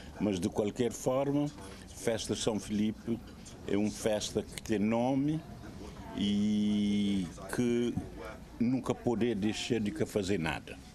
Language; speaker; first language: Portuguese; non-native, local second language; Kabuverdianu